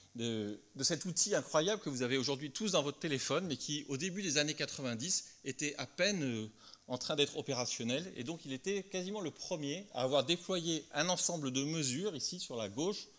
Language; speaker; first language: French; native; French